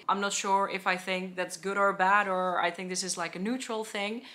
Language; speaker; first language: English; non-native, fluent; Finnish